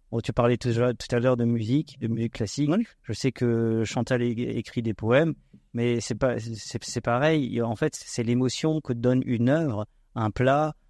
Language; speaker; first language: French; native; French